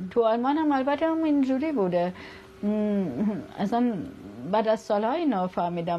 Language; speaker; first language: Persian; non-native, fluent; German